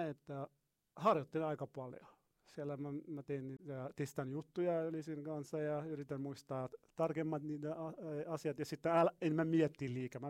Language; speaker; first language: Finnish; non-native, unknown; Arabic